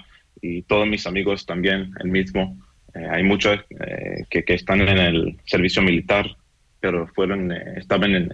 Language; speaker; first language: Spanish; non-native, fluent; Hebrew